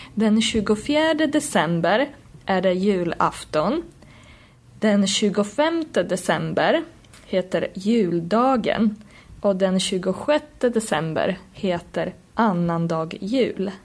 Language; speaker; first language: Swedish; non-native, fluent; Polish